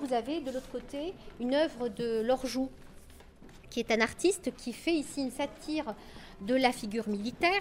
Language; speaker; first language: French; native; French